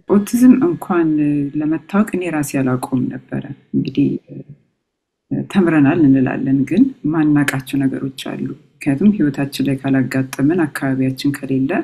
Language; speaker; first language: Amharic; native; Amharic